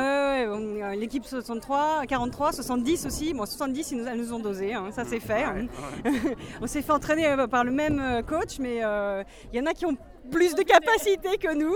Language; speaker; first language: French; native; French